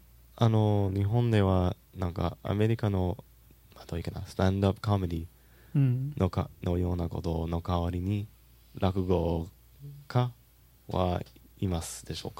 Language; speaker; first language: Japanese; non-native, fluent; English